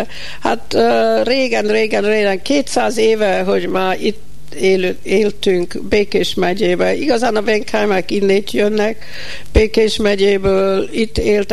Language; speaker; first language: Hungarian; early bilingual, heritage; Hungarian